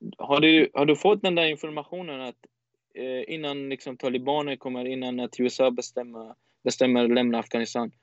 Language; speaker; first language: Swedish; non-native, fluent; Persian